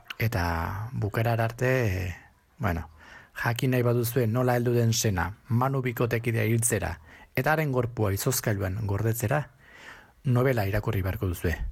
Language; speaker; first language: Basque; non-native, local second language; Spanish